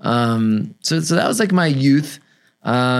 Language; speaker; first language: English; native; English